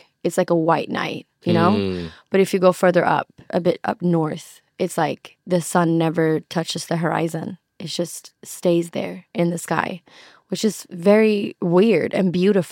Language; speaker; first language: English; non-native, fluent; Swedish